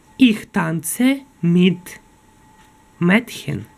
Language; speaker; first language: German; non-native, fluent; Ukrainian